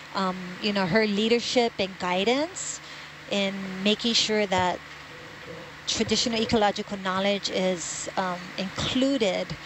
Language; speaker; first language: English; native; English